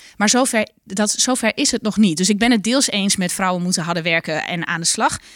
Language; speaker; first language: Dutch; non-native, local second language; Western Frisian